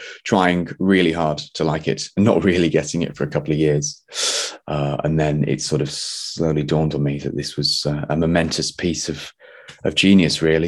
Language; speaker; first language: English; native; English